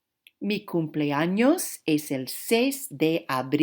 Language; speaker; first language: Spanish; non-native, fluent; English